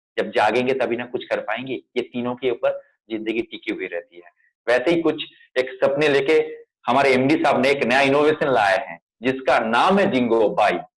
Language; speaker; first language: Hindi; non-native, local second language; Bangla